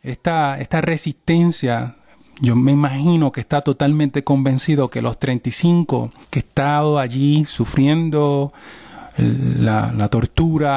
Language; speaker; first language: Spanish; native; Spanish